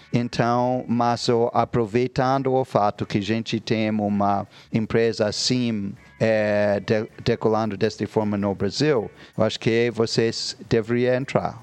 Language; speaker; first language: Portuguese; non-native, fluent; English